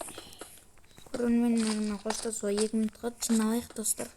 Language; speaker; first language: Kazakh; native; Kazakh